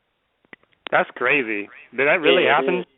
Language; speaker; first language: English; native; English